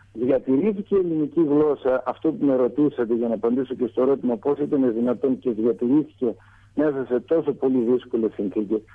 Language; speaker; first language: Greek; native; Greek